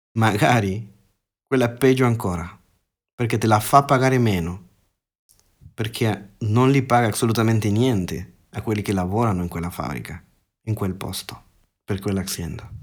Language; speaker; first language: Italian; non-native, fluent; Spanish